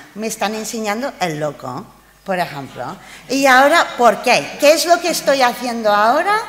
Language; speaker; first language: Spanish; non-native, fluent; English